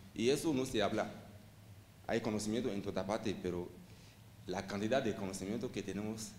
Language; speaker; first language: Spanish; non-native, fluent; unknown